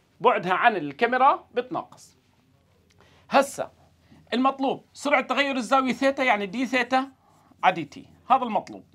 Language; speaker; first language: Arabic; native; Arabic